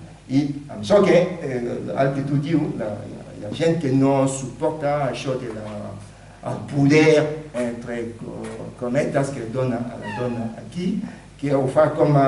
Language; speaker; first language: Catalan; non-native, fluent; Lingala